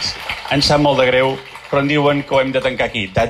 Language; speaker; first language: Catalan; native; Catalan